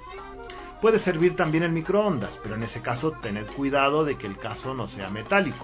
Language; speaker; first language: Spanish; native; Spanish